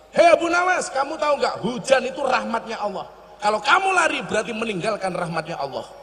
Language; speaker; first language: Indonesian; non-native, local second language; Javanese